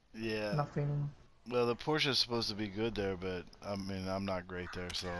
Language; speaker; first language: English; native; English